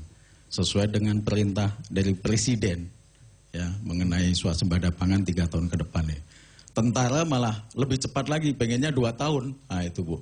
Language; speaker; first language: Indonesian; non-native, local second language; Javanese